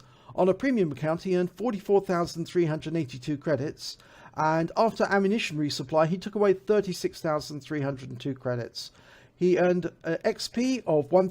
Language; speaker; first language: English; native; English